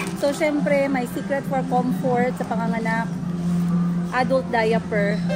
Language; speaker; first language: Filipino; non-native, local second language; Cebuano